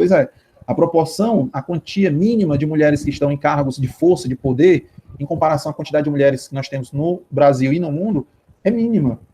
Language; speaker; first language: Portuguese; native; Portuguese